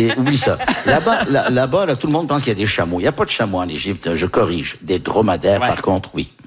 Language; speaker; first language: French; early bilingual, heritage; French